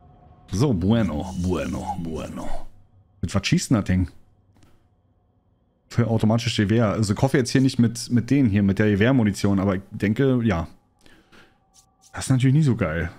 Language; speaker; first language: German; native; German